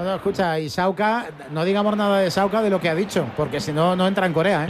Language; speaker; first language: Spanish; native; Spanish